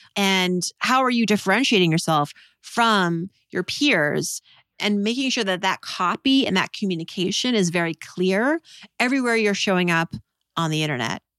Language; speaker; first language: English; native; English